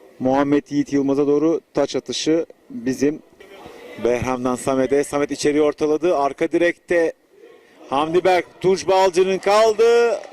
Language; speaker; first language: Turkish; native; Turkish